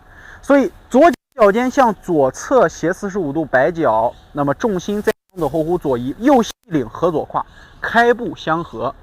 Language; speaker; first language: Chinese; native; Chinese